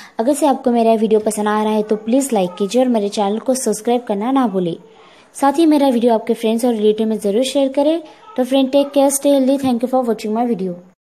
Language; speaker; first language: Hindi; non-native, local second language; Marathi